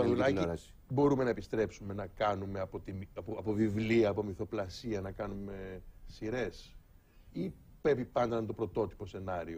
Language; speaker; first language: Greek; native; Greek